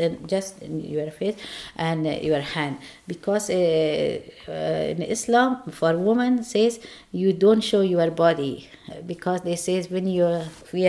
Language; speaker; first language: English; non-native, learner; Persian